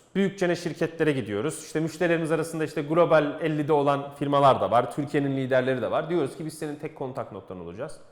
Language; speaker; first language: Turkish; native; Turkish